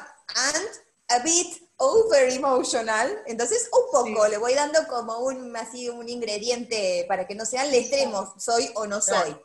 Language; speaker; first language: Spanish; native; Spanish